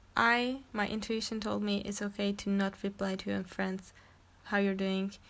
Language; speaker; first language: English; non-native, fluent; Czech